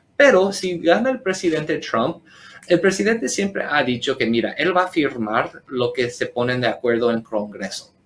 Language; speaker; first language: Spanish; early bilingual, heritage; Spanish